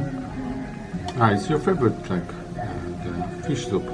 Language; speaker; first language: English; non-native, fluent; Polish